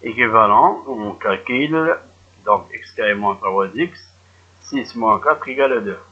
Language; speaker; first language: French; non-native, local second language; Arabic